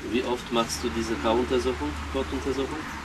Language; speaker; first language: German; non-native, fluent; Polish